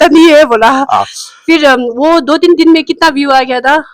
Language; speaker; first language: Hindi; non-native, local second language; Tibetan